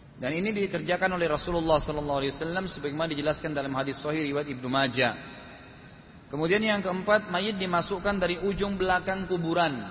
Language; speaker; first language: Indonesian; native; Indonesian